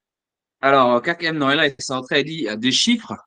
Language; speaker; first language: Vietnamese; non-native, learner; French